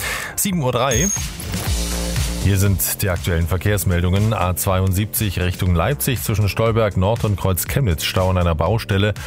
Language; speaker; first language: German; native; German